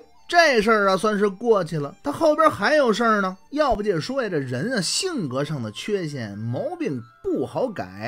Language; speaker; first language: Chinese; native; Chinese